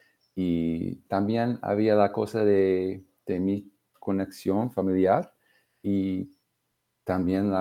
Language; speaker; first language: Spanish; non-native, fluent; English